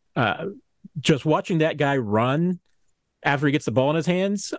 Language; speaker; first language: English; native; English